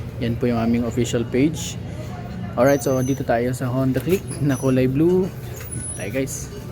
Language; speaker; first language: Filipino; non-native, local second language; Cebuano